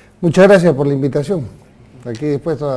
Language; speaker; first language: Spanish; native; Spanish